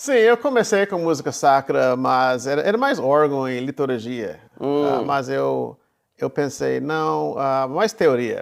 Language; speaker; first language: Portuguese; non-native, fluent; English